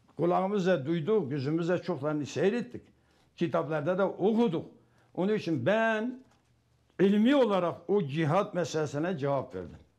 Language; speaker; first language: Turkish; non-native, local second language; Kurdish